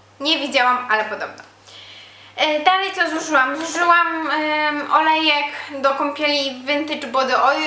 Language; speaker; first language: Polish; native; Polish